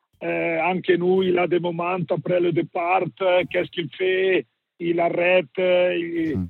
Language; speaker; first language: French; non-native, learner; Italian